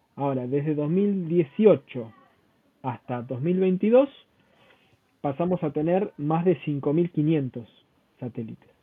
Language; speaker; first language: Spanish; native; Spanish